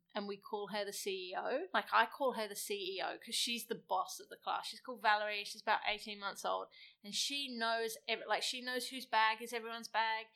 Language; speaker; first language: English; native; English